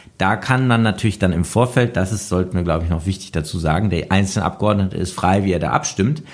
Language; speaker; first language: German; native; German